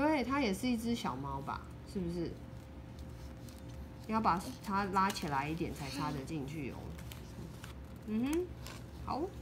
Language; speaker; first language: Chinese; native; Chinese